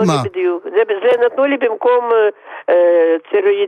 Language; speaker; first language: Hebrew; non-native, fluent; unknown